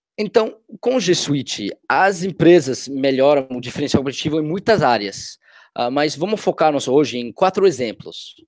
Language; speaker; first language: Portuguese; non-native, fluent; English